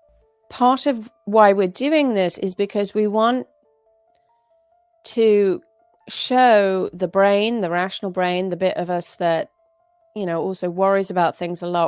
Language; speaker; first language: English; native; English